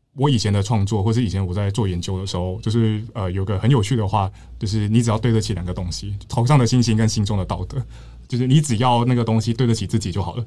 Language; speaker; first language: Chinese; native; Chinese